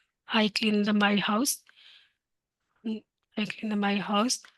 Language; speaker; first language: English; non-native, learner; Hindi